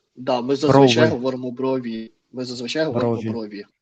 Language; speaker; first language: Ukrainian; non-native, learner; Russian